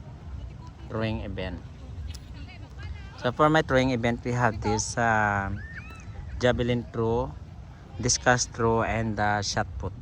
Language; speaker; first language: English; non-native, local second language; Hiligaynon